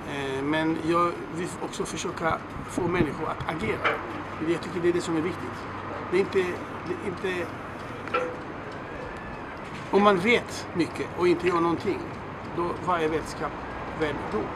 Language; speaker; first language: Swedish; non-native, fluent; Hebrew